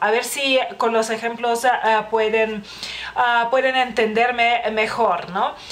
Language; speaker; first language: Spanish; non-native, fluent; Lithuanian